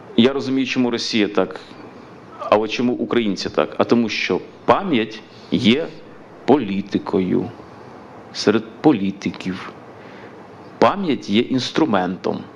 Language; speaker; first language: Ukrainian; native; Ukrainian